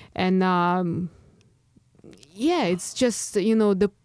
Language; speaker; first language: English; non-native, fluent; Russian